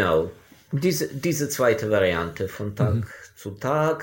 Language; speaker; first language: German; non-native, fluent; Ukrainian